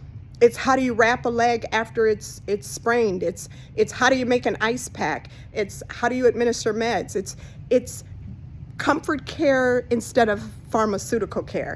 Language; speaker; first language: English; native; English